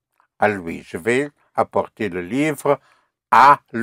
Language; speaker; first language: French; non-native, fluent; English